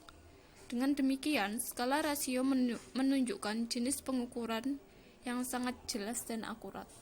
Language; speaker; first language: Indonesian; native; Indonesian